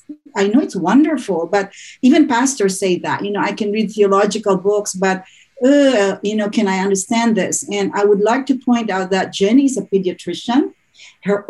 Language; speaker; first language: English; non-native, local second language; Filipino